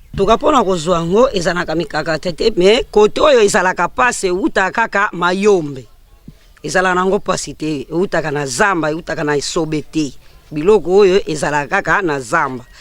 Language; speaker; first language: Lingala; non-native, local second language; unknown